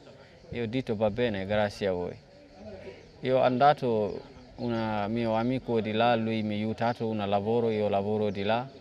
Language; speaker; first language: Italian; non-native, learner; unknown